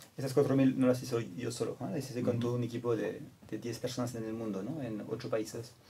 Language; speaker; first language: Spanish; non-native, fluent; French